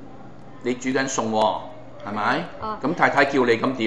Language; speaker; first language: Cantonese; native; Cantonese